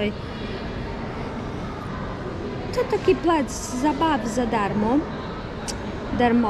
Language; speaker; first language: Polish; early bilingual, heritage; Polish